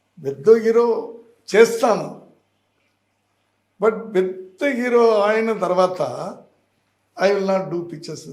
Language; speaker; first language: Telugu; non-native, learner; Tamil